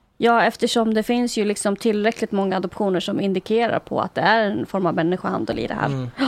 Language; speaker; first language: Swedish; early bilingual, other home language; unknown